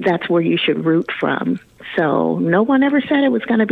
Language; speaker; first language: English; native; English